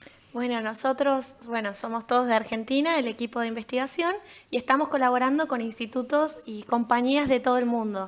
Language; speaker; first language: Spanish; native; Spanish